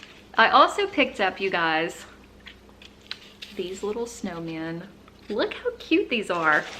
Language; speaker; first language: English; native; English